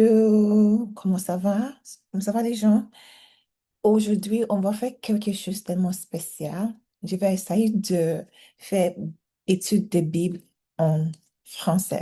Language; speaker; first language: French; non-native, learner; English